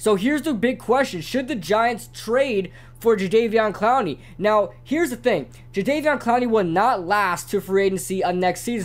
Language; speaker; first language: English; native; English